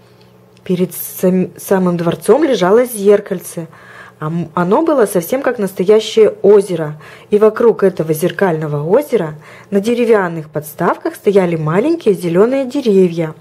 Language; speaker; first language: Russian; native; Russian